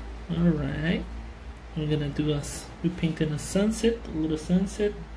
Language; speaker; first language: English; non-native, learner; Spanish